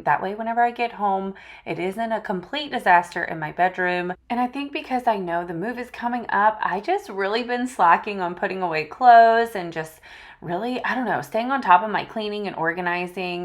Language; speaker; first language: English; native; English